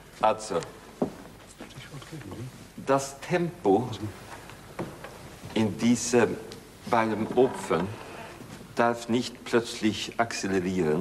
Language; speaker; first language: German; non-native, fluent; Swedish